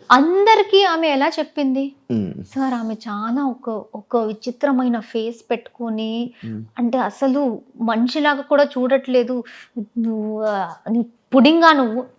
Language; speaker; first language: Telugu; non-native, local second language; Tamil